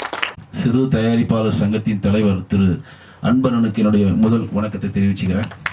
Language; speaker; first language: Tamil; native; Tamil